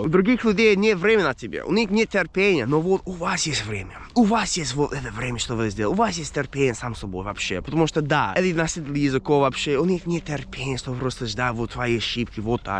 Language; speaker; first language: Russian; non-native, fluent; English